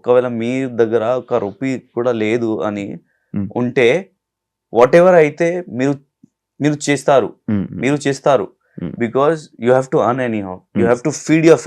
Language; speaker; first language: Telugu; non-native, local second language; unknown